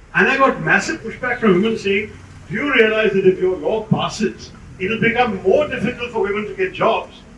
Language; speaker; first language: English; non-native, local second language; Malayalam